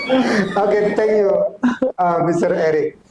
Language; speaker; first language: English; non-native, learner; Indonesian